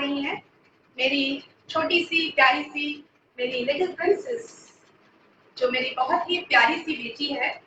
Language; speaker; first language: Hindi; non-native, local second language; Bangla